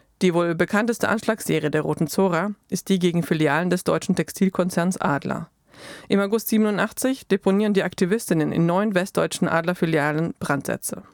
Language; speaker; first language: German; native; German